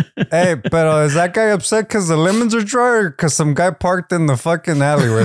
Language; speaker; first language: English; early bilingual, other home language; Spanish